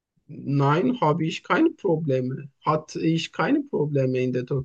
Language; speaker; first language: German; non-native, learner; Turkish